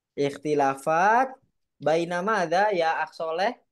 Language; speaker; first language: Arabic; non-native, fluent; Indonesian